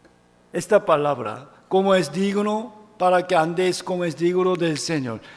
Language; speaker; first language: Spanish; non-native, fluent; Korean